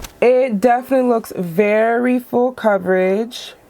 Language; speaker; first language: English; native; English